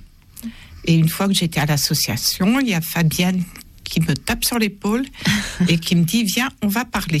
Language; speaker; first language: French; native; French